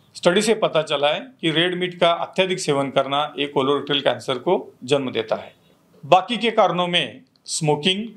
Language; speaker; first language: Hindi; non-native, local second language; Marathi